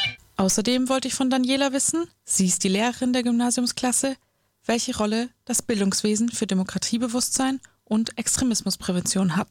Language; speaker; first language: German; native; German